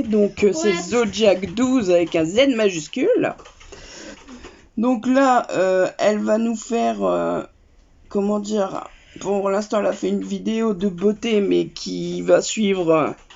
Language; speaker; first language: French; native; French